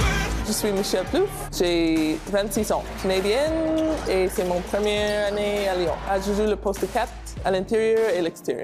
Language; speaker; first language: French; non-native, fluent; English